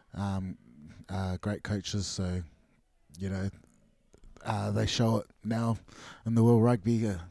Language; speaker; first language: English; native; English